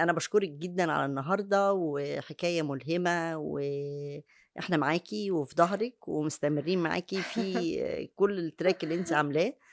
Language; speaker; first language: Arabic; native; Arabic